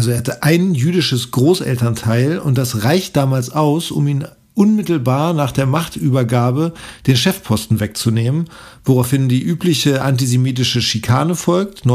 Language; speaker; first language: German; native; German